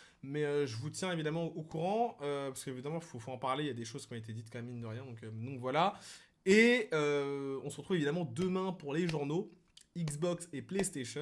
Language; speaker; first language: French; native; French